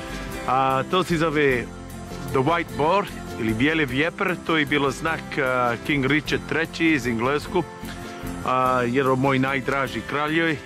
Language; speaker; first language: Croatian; non-native, fluent; English